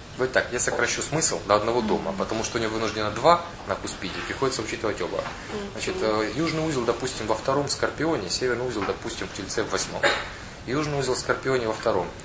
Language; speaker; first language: Russian; non-native, local second language; Ukrainian